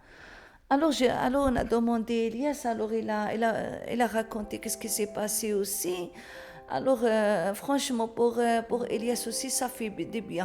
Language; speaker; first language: French; non-native, learner; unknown